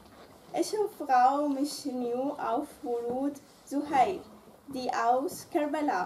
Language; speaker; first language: German; non-native, learner; Arabic